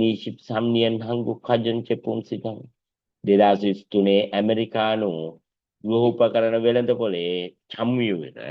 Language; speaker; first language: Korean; non-native, fluent; Sinhala